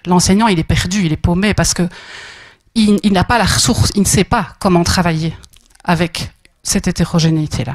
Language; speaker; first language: French; native; French